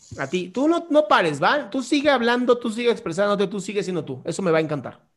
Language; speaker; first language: Spanish; native; Spanish